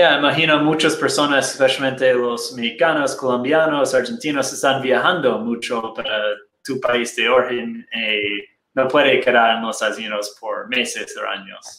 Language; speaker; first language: Spanish; non-native, fluent; Portuguese